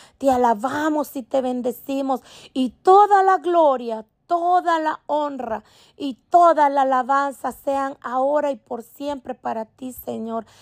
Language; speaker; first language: Spanish; native; Spanish